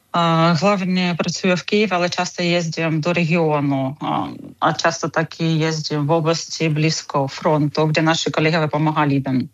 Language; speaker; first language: Czech; non-native, fluent; Ukrainian